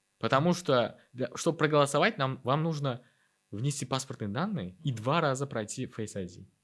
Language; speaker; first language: Russian; non-native, local second language; Uzbek